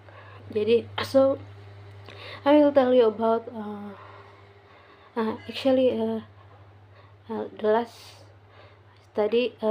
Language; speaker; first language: English; non-native, learner; Indonesian